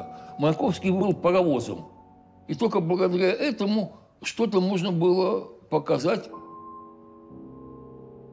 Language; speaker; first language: Russian; native; Russian